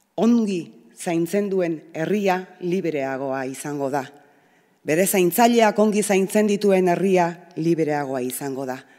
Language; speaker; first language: Basque; native; Basque